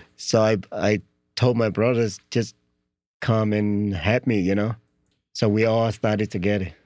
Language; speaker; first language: English; non-native, learner; Vietnamese